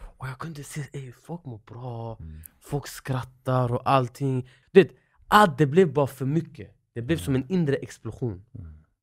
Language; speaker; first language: Swedish; early bilingual, other home language; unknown